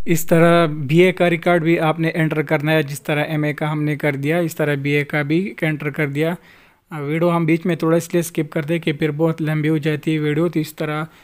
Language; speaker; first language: Urdu; non-native, local second language; Pashto